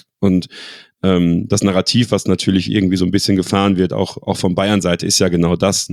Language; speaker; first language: German; native; German